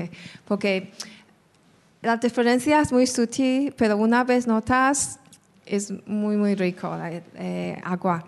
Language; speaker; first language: Spanish; non-native, fluent; Chinese